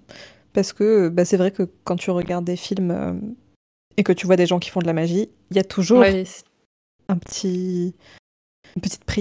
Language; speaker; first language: French; native; French